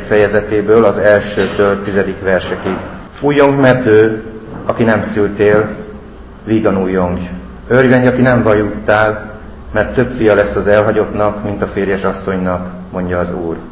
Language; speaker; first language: Hungarian; native; Hungarian